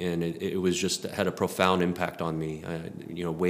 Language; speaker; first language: English; native; English